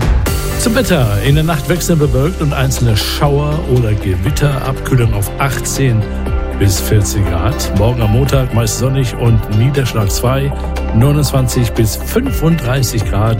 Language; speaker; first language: German; native; German